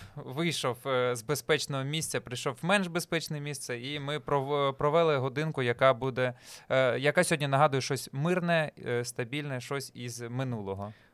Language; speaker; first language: Ukrainian; native; Ukrainian